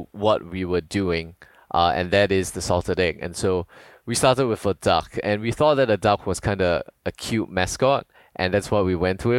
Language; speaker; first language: English; native; English